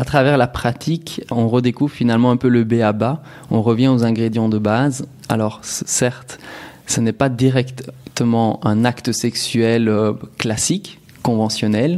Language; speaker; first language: French; native; French